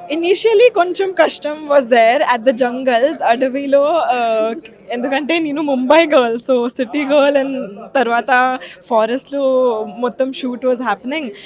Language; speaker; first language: Telugu; non-native, learner; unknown